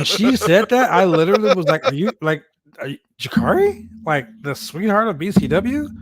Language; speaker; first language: English; native; English